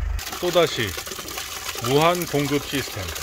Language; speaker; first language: Korean; native; Korean